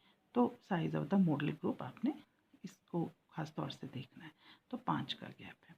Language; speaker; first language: Hindi; native; Hindi